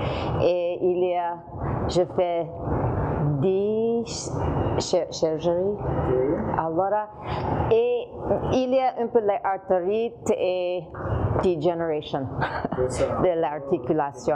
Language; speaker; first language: French; non-native, learner; Chinese